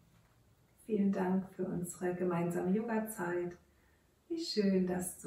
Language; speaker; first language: German; native; German